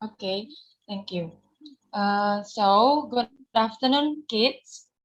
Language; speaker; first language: English; non-native, learner; Indonesian